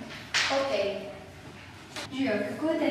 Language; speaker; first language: Slovenian; early bilingual, heritage; Slovenian